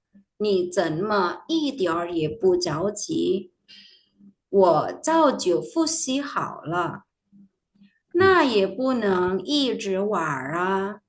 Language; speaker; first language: Chinese; non-native, fluent; Indonesian